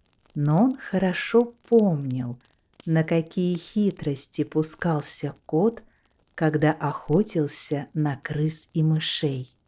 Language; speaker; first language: Russian; native; Russian